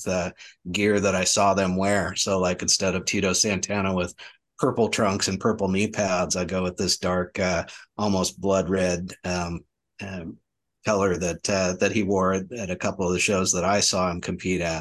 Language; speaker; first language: English; native; English